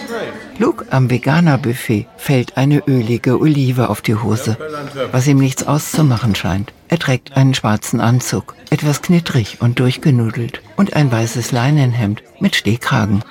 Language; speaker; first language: German; native; German